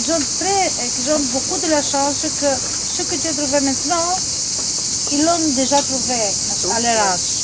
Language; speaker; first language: French; non-native, learner; Greek